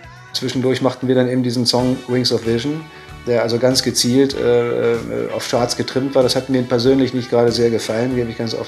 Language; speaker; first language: German; native; German